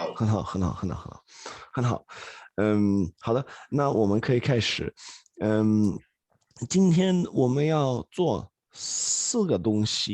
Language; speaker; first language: Chinese; non-native, fluent; Swedish